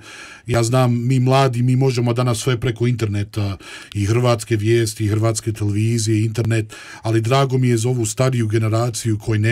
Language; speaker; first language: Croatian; early bilingual, heritage; Croatian